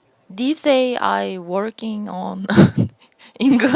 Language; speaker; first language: English; non-native, learner; Korean